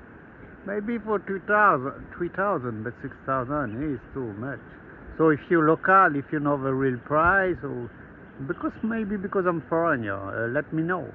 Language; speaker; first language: English; non-native, learner; French